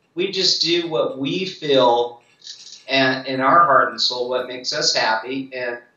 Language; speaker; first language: English; native; English